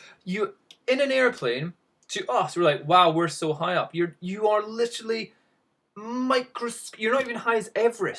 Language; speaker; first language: English; native; English